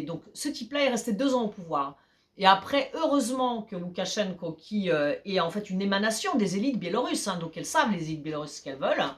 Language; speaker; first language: French; early bilingual, other home language; Polish